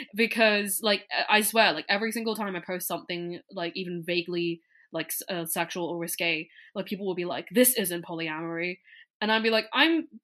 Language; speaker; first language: English; non-native, local second language; Cantonese